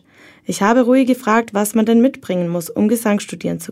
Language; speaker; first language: German; native; German